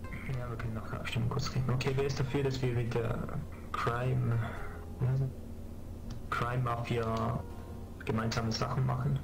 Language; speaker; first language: German; native; German